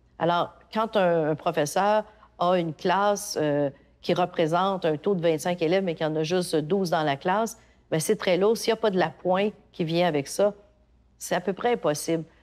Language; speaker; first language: French; native; French